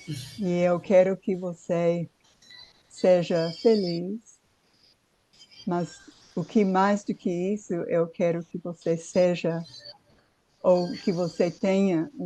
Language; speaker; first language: Portuguese; non-native, fluent; English